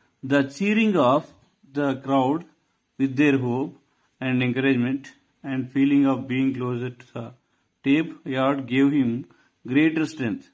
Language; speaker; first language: English; non-native, local second language; Telugu